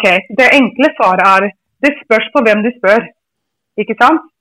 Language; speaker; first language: Norwegian; non-native, fluent; English